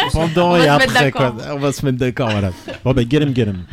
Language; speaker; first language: French; native; French